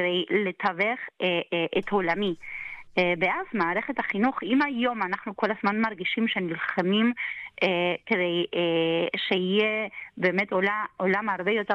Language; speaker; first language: Hebrew; non-native, fluent; Spanish